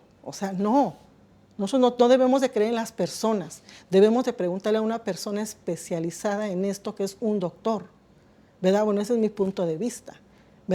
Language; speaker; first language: Spanish; native; Spanish